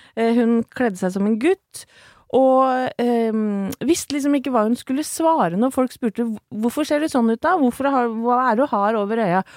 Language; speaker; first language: Norwegian; native; Norwegian